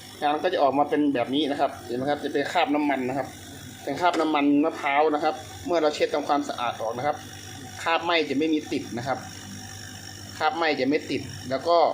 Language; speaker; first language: Thai; native; Thai